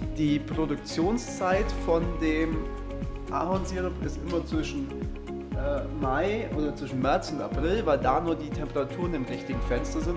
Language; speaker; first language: German; native; German